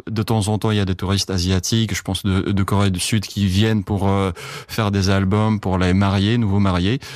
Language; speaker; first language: French; non-native, fluent; Czech